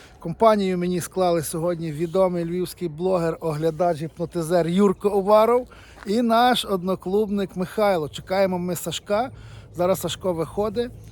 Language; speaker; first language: Ukrainian; native; Ukrainian